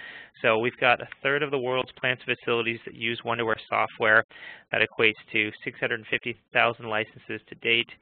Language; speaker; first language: English; native; English